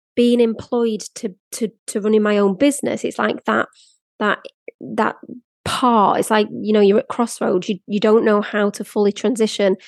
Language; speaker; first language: English; native; English